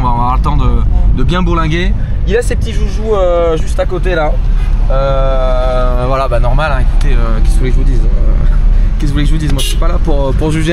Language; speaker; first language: French; native; French